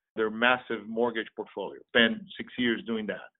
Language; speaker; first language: English; non-native, fluent; Portuguese